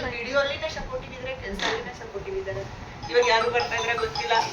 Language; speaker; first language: Kannada; non-native, fluent; Hindi